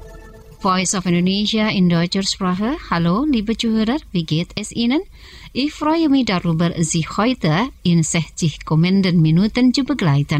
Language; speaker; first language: German; non-native, fluent; Indonesian